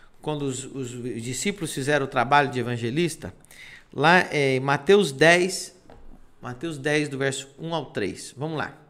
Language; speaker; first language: Portuguese; non-native, fluent; Spanish